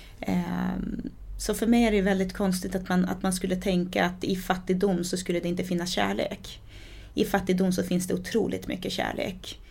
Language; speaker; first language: Swedish; early bilingual, other home language; Portuguese